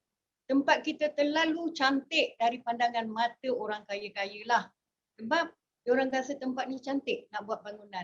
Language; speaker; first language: Malay; native; Malay